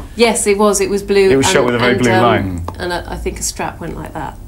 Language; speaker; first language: English; native; English